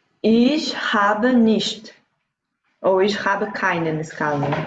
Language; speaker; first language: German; non-native, learner; Portuguese